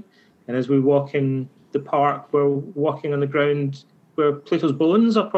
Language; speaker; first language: English; native; English